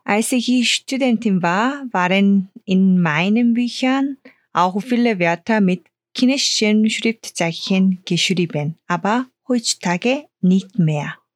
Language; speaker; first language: German; non-native, fluent; Korean